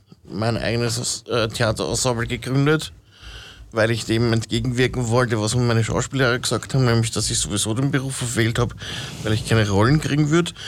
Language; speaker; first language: German; native; German